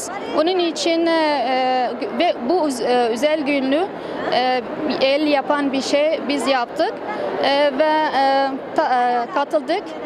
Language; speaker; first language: Turkish; non-native, learner; Arabic